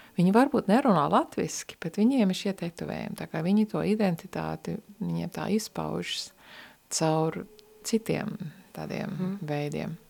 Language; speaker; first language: Latvian; early bilingual, heritage; Latvian